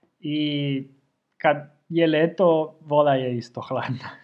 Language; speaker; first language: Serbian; non-native, fluent; Spanish